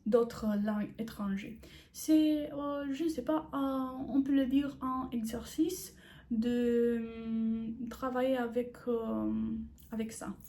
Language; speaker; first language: French; non-native, learner; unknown